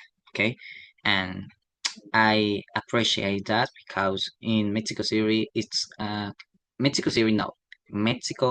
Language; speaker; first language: English; non-native, learner; Spanish